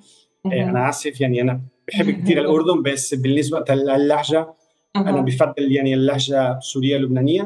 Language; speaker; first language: Arabic; non-native, fluent; Spanish